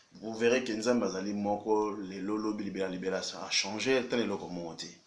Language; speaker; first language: French; non-native, local second language; Lingala